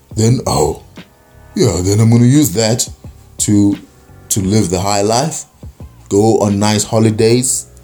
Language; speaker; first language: English; non-native, local second language; Zulu